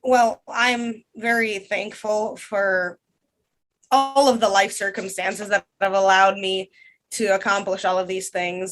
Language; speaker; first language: English; non-native, fluent; Russian